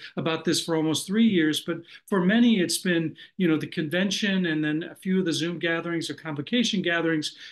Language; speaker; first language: English; native; English